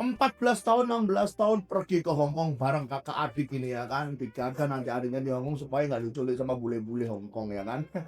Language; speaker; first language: Indonesian; native; Indonesian